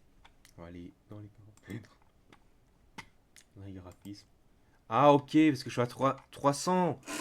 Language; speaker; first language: French; native; French